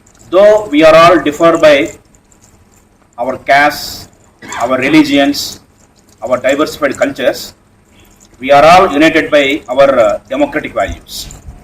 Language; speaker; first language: English; non-native, local second language; Telugu